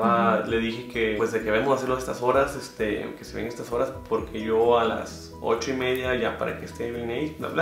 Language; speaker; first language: Spanish; native; Spanish